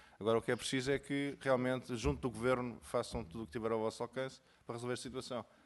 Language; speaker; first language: Portuguese; native; Portuguese